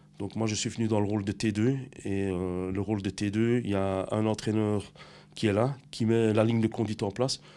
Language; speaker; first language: French; native; French